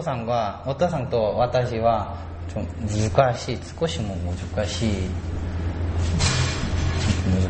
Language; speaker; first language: Japanese; non-native, learner; Korean